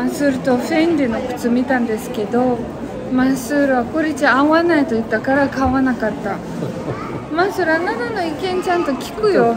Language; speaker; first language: Japanese; non-native, fluent; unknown